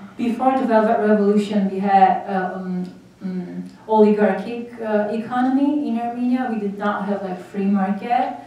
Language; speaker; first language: English; non-native, fluent; Armenian